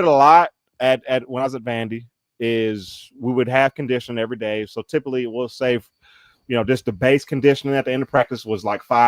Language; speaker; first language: English; native; English